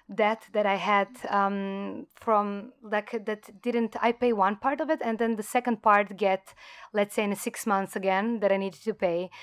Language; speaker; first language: English; non-native, fluent; Croatian